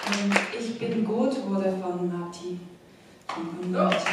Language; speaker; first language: German; non-native, fluent; Korean